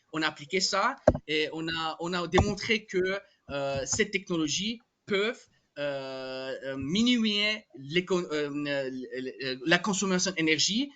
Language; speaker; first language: French; non-native, fluent; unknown